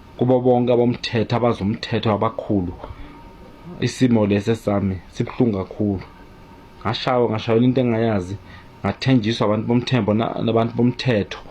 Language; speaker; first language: Zulu; native; Zulu